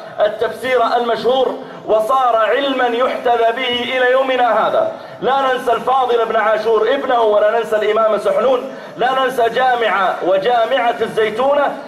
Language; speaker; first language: Arabic; native; Arabic